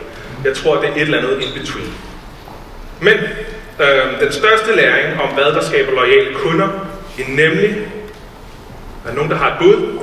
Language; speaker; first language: Danish; native; Danish